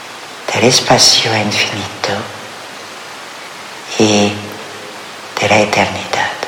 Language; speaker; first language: Spanish; non-native, fluent; French